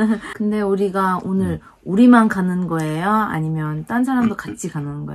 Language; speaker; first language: Korean; non-native, learner; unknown